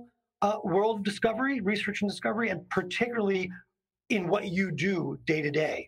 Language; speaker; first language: English; native; English